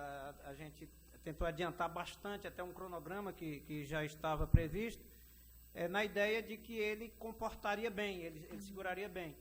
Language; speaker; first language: Portuguese; native; Portuguese